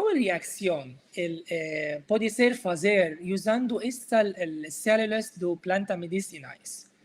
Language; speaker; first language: Portuguese; non-native, learner; Arabic